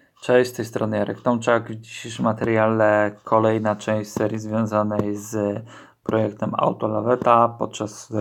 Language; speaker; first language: Polish; native; Polish